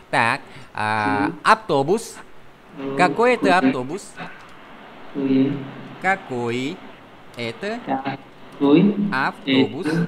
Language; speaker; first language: Russian; non-native, fluent; Vietnamese